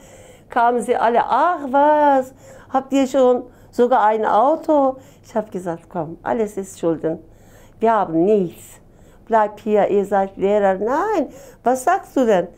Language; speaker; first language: German; non-native, learner; Turkish